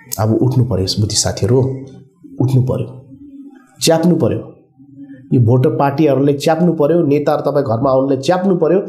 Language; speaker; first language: Nepali; non-native, local second language; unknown